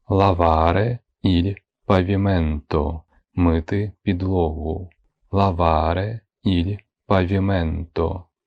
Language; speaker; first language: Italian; non-native, fluent; Ukrainian